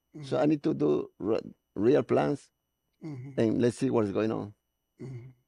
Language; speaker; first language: English; non-native, learner; Spanish